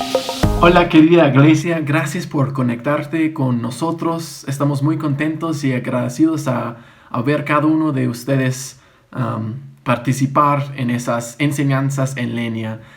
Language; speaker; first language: Spanish; non-native, fluent; English